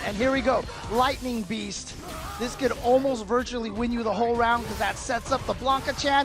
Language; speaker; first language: English; native; English